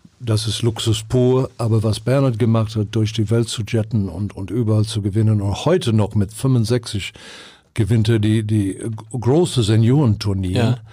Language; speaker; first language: German; non-native, fluent; English